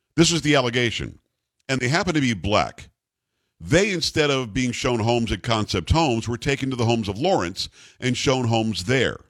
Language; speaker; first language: English; native; English